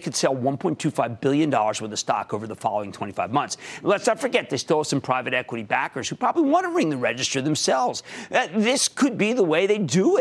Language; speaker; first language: English; native; English